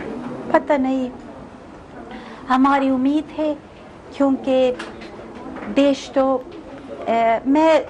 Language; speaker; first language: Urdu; non-native, learner; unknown